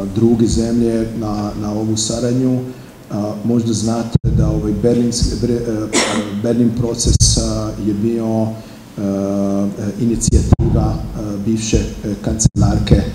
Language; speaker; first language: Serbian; non-native, fluent; Hungarian